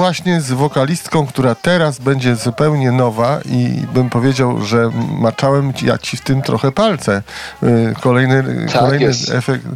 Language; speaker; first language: Polish; native; Polish